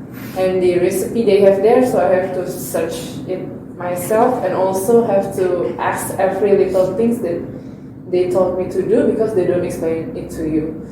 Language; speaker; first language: English; non-native, learner; Indonesian